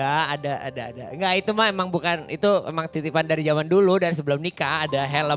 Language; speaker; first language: Indonesian; native; Indonesian